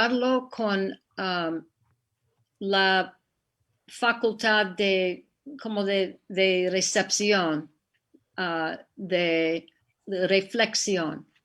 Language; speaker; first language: Spanish; non-native, fluent; English